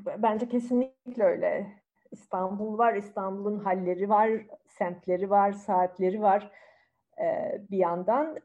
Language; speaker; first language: Turkish; native; Turkish